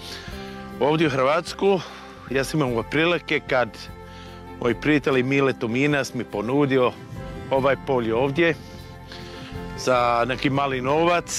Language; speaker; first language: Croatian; non-native, fluent; English